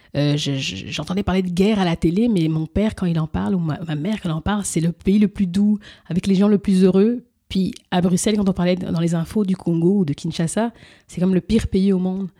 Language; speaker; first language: French; early bilingual, other home language; Lingala